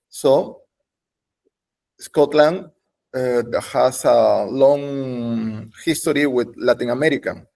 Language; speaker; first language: English; non-native, learner; Spanish